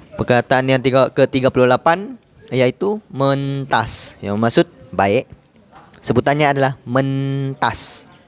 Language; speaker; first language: Malay; non-native, local second language; Iban